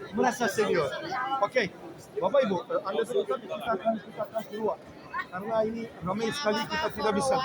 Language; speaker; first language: Indonesian; non-native, learner; Turkish